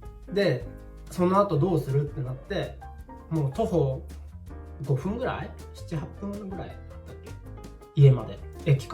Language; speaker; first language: Japanese; native; Japanese